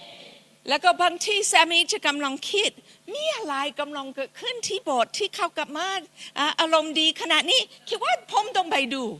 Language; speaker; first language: Thai; non-native, fluent; English